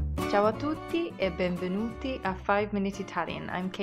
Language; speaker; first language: Italian; non-native, learner; English